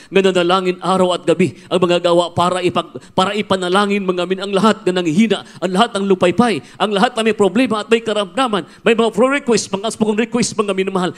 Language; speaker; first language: Filipino; non-native, local second language; Cebuano